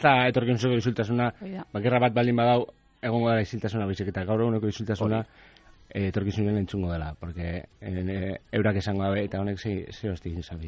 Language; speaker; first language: Basque; native; Basque